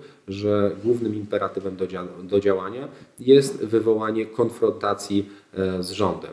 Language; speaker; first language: Polish; native; Polish